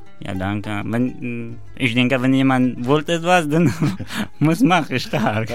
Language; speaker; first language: German; non-native, learner; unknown